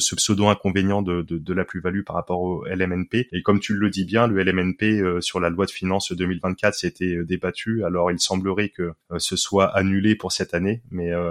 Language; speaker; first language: French; native; French